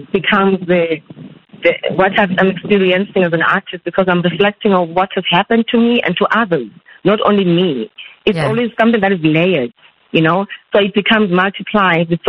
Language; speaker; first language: English; non-native, local second language; Xhosa